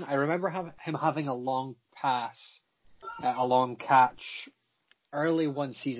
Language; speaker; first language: English; native; English